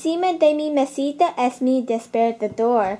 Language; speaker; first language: Spanish; non-native, learner; English